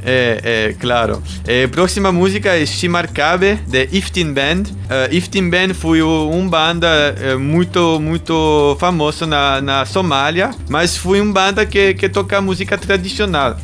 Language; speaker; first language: Portuguese; non-native, learner; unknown